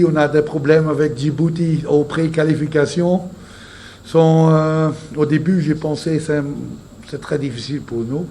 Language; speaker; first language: French; non-native, fluent; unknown